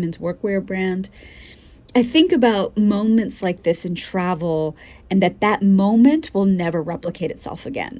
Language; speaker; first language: English; native; English